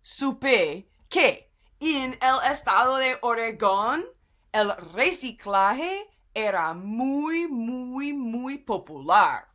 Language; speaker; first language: Spanish; non-native, fluent; English